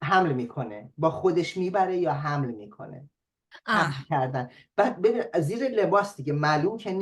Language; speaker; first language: Persian; native; Persian